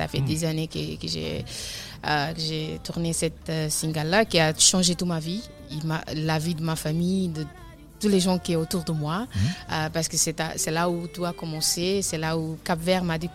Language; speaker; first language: French; non-native, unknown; Kabuverdianu